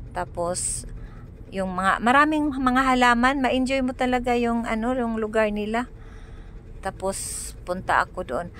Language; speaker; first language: Filipino; non-native, local second language; Cebuano